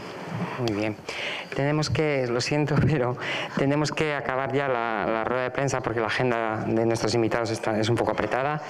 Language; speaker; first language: Spanish; native; Spanish